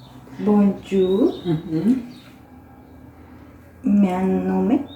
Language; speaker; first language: Portuguese; non-native, learner; Spanish